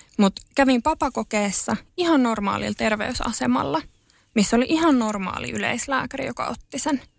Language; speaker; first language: Finnish; native; Finnish